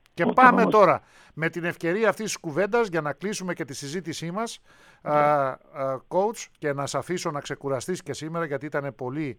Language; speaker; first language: Greek; native; Greek